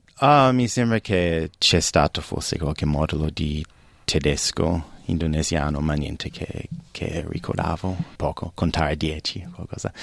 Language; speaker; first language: Italian; non-native, fluent; English